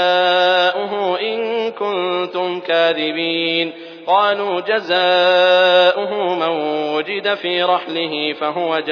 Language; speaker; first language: Arabic; native; Arabic